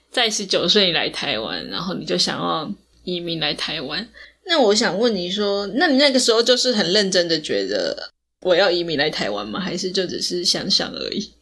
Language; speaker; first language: Chinese; native; Chinese